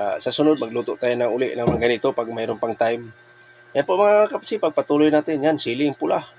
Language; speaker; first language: Filipino; non-native, local second language; Cebuano